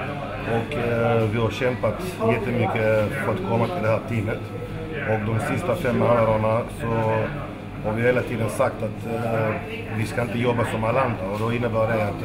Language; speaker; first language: Swedish; early bilingual, other home language; Macedonian